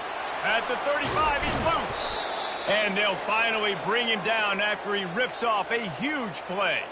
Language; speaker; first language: English; native; English